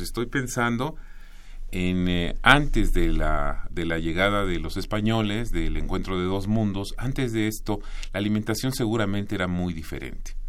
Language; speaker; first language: Spanish; native; Spanish